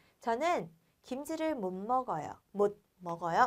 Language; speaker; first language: Korean; non-native, fluent; Vietnamese